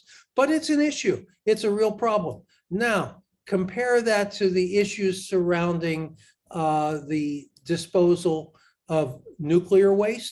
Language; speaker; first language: English; native; English